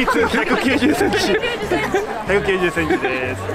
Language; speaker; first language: Japanese; non-native, fluent; Spanish